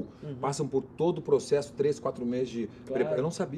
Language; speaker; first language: Portuguese; native; Portuguese